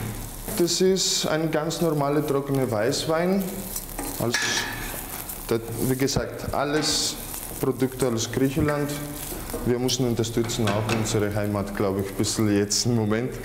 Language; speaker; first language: German; non-native, fluent; Greek